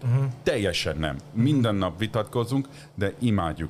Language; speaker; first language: Hungarian; early bilingual, heritage; Hungarian